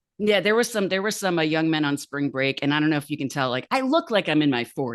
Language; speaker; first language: English; native; English